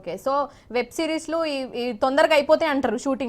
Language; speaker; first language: Telugu; native; Telugu